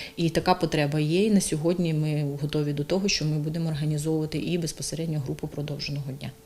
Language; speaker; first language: Ukrainian; native; Ukrainian